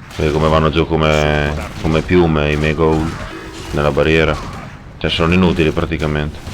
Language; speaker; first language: Italian; native; Italian